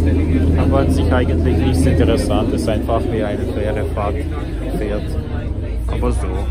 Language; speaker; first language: German; non-native, fluent; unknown